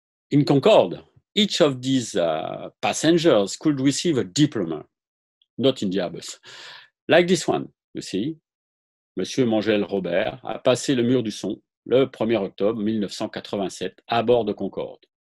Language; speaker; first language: English; non-native, fluent; French